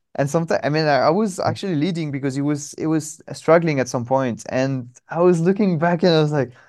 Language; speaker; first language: English; non-native, fluent; French